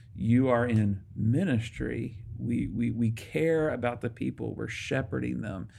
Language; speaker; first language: English; native; English